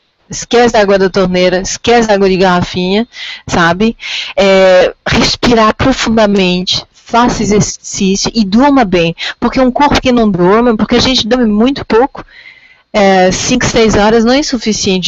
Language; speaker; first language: Portuguese; non-native, fluent; French